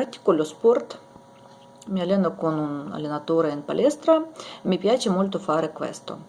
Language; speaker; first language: Italian; non-native, learner; Ukrainian